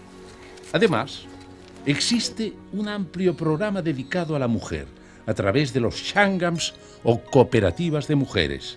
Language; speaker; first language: Spanish; native; Spanish